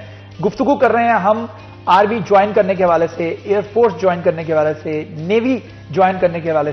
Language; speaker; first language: Hindi; non-native, local second language; Punjabi